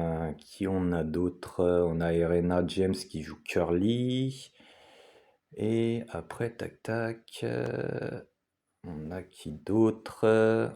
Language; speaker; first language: French; native; French